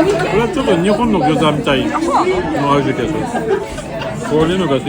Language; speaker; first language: Japanese; non-native, fluent; French